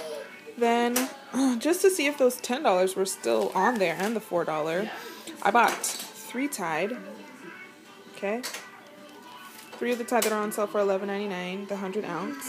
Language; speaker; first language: English; native; English